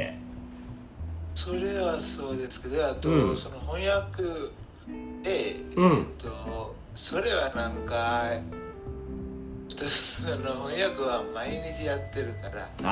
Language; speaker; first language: Japanese; non-native, learner; Bangla